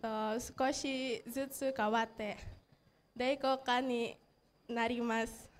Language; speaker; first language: Japanese; non-native, learner; Indonesian